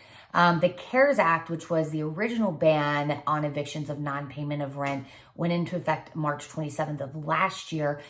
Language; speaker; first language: English; native; English